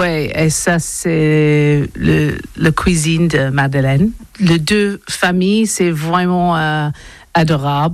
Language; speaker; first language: French; non-native, learner; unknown